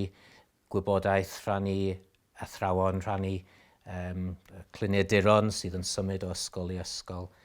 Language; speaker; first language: Welsh; native; Welsh